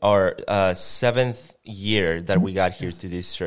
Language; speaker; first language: English; non-native, fluent; Spanish